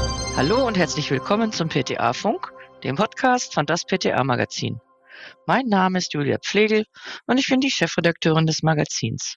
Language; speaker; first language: German; native; German